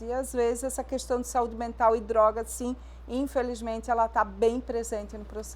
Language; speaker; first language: Portuguese; native; Portuguese